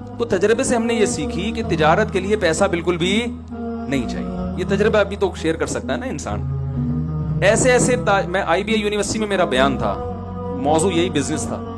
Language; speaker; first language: Urdu; native; Urdu